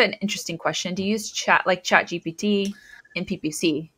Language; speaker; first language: English; native; English